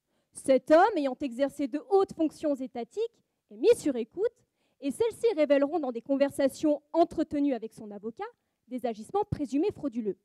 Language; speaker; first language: French; native; French